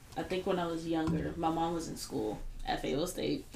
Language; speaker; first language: English; native; English